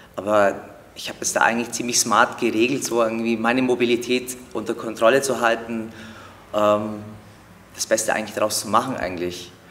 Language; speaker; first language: German; early bilingual, other home language; Turkish